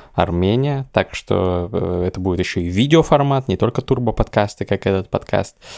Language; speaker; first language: Russian; native; Russian